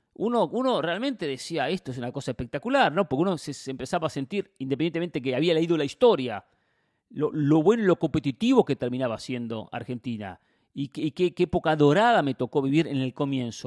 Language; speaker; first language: Spanish; native; Spanish